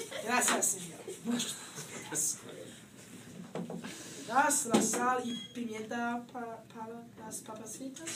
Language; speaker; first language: Spanish; non-native, learner; English